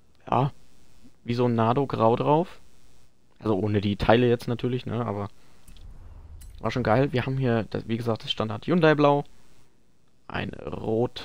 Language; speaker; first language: German; native; German